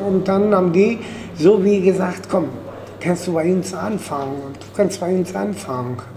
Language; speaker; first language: German; early bilingual, other home language; Portuguese